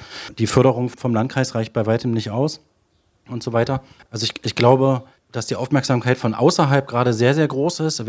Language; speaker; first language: German; native; German